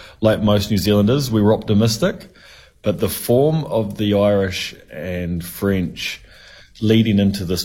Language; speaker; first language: English; native; English